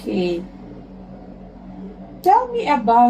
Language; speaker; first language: English; non-native, local second language; Filipino